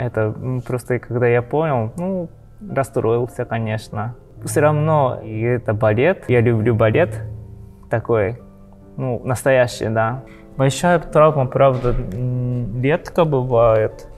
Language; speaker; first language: Russian; non-native, learner; Japanese